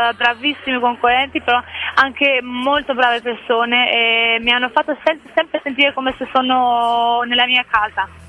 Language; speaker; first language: Italian; non-native, fluent; Albanian